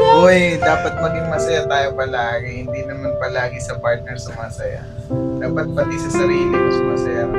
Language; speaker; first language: Filipino; native; Filipino